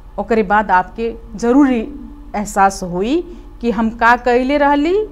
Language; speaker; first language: Bhojpuri; native; Bhojpuri